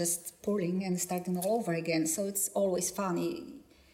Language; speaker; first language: English; non-native, fluent; Polish